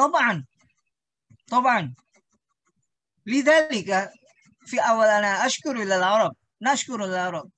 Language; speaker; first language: Arabic; non-native, learner; Indonesian